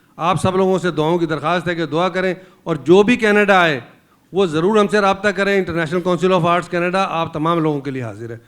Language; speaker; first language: Urdu; native; Urdu